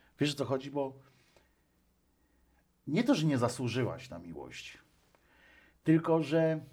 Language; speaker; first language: Polish; native; Polish